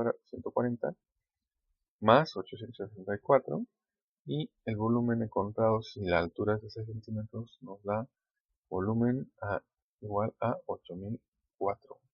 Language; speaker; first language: Spanish; native; Spanish